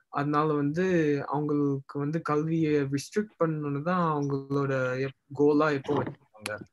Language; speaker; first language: Tamil; early bilingual, heritage; Tamil